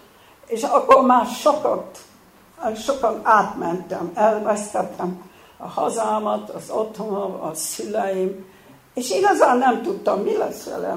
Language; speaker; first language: Hungarian; early bilingual, heritage; Hungarian